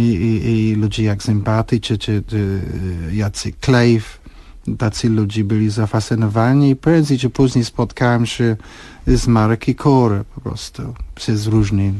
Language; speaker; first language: Polish; non-native, fluent; English